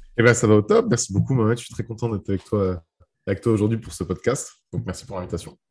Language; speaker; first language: French; early bilingual, other home language; Arabic